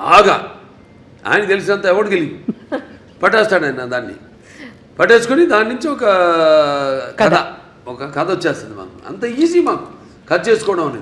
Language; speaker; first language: Telugu; native; Telugu